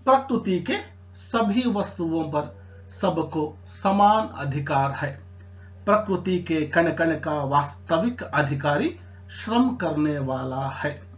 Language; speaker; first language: Hindi; non-native, local second language; Telugu